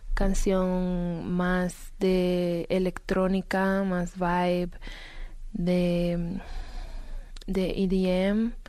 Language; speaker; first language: Spanish; native; Spanish